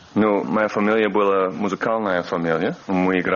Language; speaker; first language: Russian; non-native, learner; English